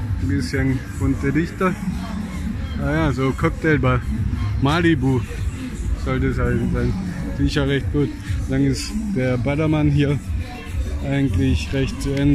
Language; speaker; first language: German; native; German